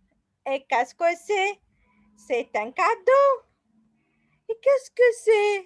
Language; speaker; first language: French; non-native, fluent; Arabic